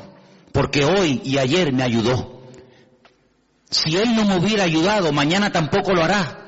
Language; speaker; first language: Spanish; native; Spanish